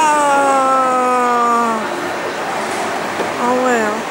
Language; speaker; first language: French; native; French